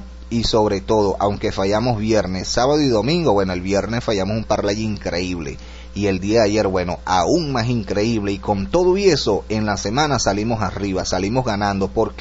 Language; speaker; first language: Spanish; native; Spanish